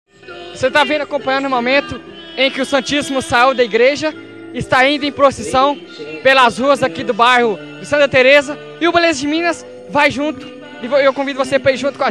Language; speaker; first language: Portuguese; native; Portuguese